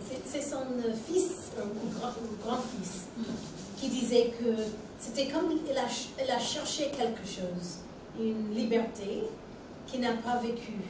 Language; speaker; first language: French; non-native, fluent; English